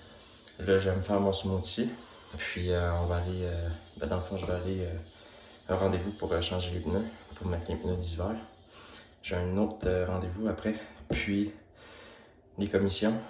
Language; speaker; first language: French; native; French